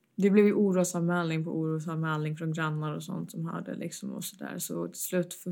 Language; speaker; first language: Swedish; early bilingual, other home language; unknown